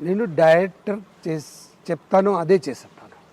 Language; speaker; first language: Telugu; non-native, learner; Marathi